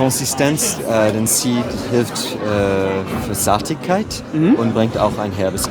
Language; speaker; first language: German; non-native, learner; French